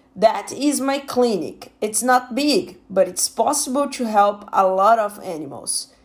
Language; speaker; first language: English; non-native, fluent; Portuguese